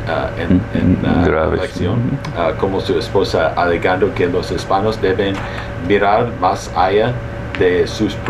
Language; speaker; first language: Spanish; early bilingual, heritage; Spanish